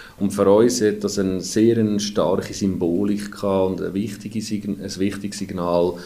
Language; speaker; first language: German; native; German